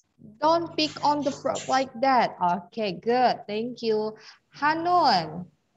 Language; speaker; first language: English; non-native, fluent; Indonesian